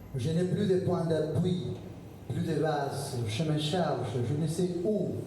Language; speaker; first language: French; non-native, fluent; Spanish